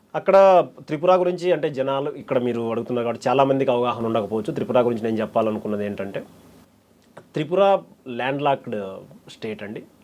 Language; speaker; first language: Telugu; native; Telugu